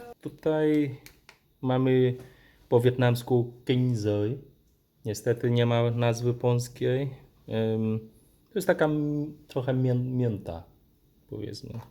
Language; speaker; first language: Polish; non-native, fluent; Vietnamese